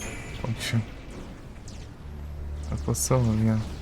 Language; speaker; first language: Portuguese; native; Portuguese